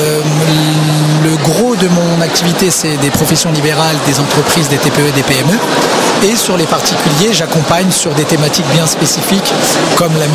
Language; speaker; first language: French; native; French